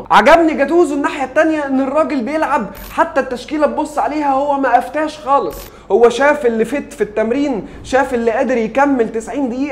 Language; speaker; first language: Arabic; native; Arabic